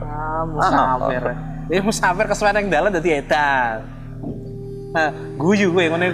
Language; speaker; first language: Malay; non-native, local second language; Javanese